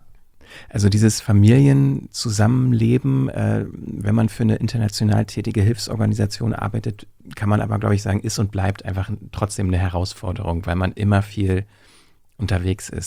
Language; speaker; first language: German; native; German